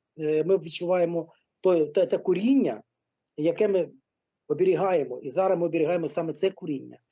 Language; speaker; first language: Ukrainian; non-native, local second language; Russian